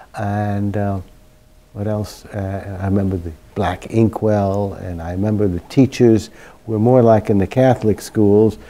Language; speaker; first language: English; early bilingual, other home language; German